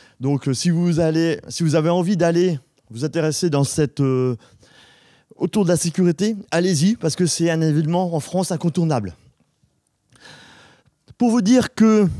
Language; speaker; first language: French; native; French